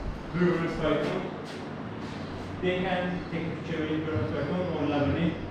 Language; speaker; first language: English; non-native, learner; Persian